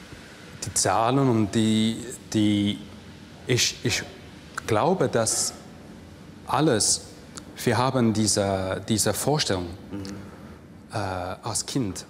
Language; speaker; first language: German; non-native, fluent; English